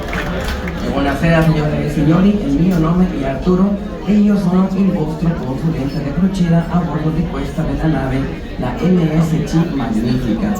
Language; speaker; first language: Italian; non-native, fluent; Spanish